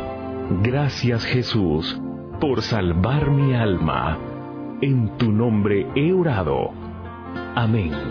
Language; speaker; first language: Spanish; native; Spanish